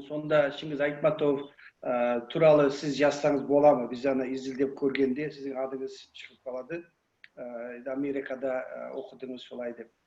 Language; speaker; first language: Kyrgyz; non-native, learner; Kazakh